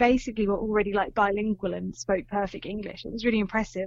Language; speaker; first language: English; native; English